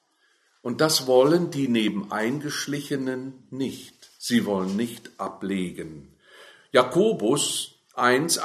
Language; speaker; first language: German; native; German